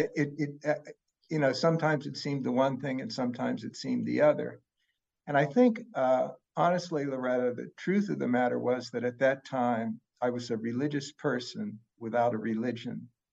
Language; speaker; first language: English; native; English